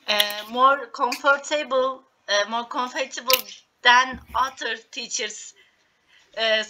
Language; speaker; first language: English; non-native, learner; Turkish